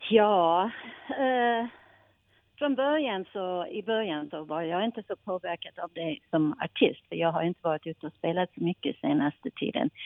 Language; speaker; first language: Swedish; non-native, fluent; English